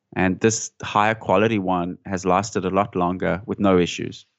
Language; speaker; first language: English; native; English